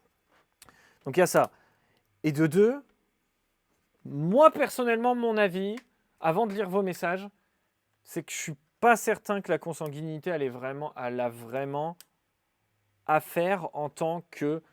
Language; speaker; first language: French; native; French